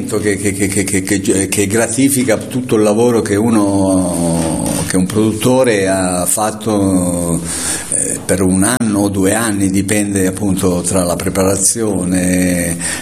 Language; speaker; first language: Italian; native; Italian